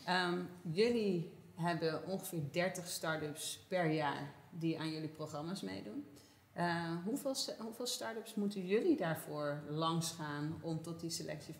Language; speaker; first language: Dutch; native; Dutch